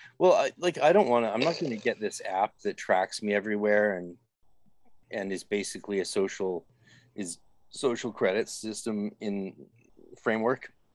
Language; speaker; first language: English; native; English